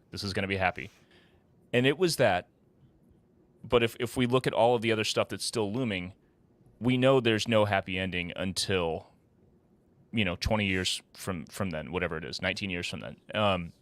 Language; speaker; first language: English; native; English